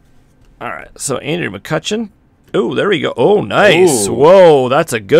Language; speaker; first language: English; native; English